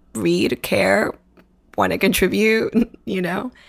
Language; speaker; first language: English; early bilingual, other home language; Spanish